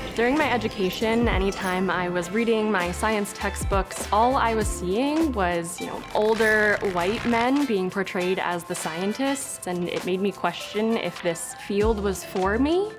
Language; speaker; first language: English; native; English